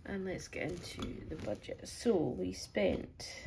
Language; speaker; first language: English; native; English